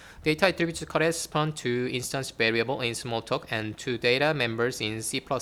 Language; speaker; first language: English; non-native, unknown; Korean